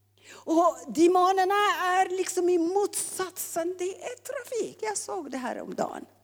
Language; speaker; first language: Swedish; non-native, fluent; Tigrinya